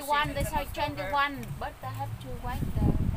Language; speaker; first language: English; non-native, learner; Vietnamese